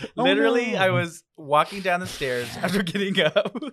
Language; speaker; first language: English; early bilingual, other home language; Spanish